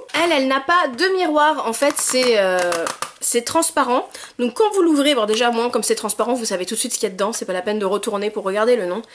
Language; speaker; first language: French; native; French